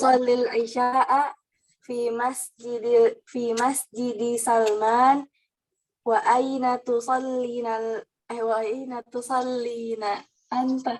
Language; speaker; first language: Arabic; non-native, learner; Indonesian